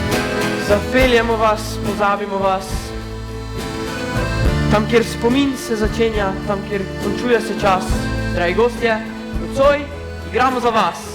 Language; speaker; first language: Slovenian; native; Slovenian